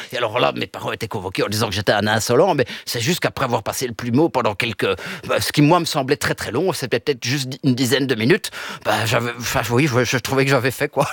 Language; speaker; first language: French; early bilingual, other home language; Italian